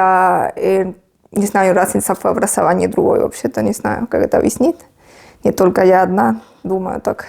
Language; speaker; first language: Russian; non-native, fluent; Spanish